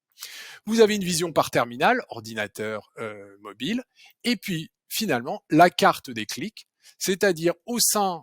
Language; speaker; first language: French; native; French